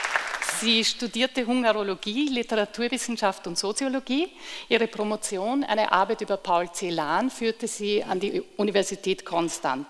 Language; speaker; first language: German; native; German